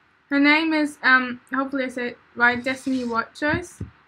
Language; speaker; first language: English; non-native, fluent; German